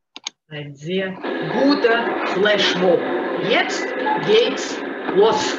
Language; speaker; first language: German; non-native, fluent; Russian